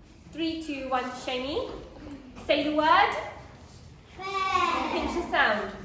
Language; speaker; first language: English; native; English